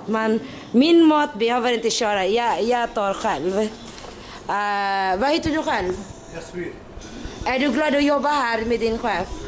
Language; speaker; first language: Swedish; non-native, learner; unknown